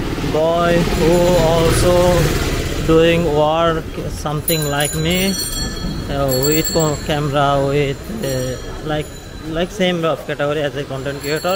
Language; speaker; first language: English; non-native, learner; Bangla